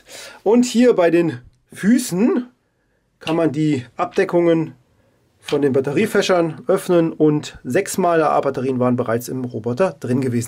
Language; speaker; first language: German; native; German